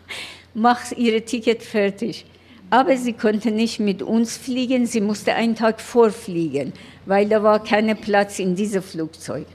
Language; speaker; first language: German; non-native, learner; Persian